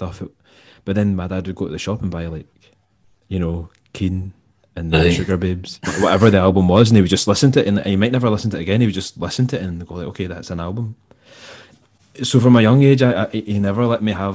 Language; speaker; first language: English; native; English